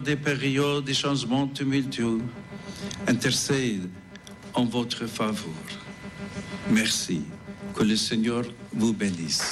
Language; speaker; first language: French; non-native, fluent; English